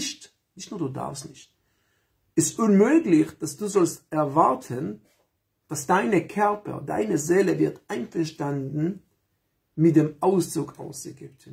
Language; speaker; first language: German; non-native, fluent; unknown